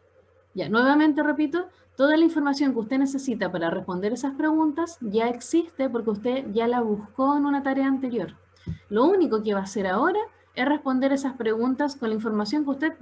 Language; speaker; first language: Spanish; native; Spanish